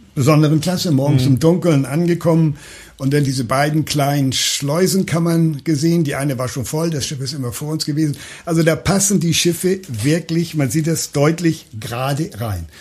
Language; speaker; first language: German; native; German